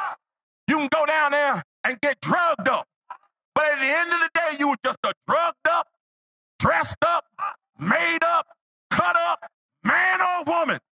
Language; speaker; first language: English; native; English